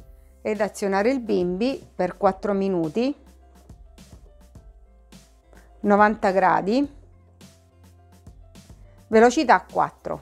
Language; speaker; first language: Italian; native; Italian